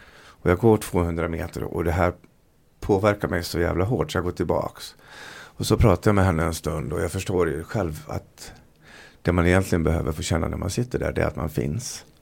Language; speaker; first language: Swedish; native; Swedish